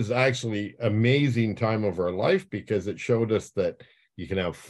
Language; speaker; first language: English; native; English